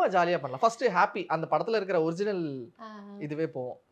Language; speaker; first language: Tamil; native; Tamil